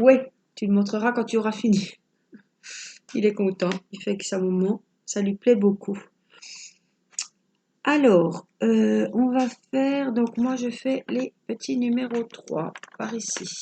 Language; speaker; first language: French; native; French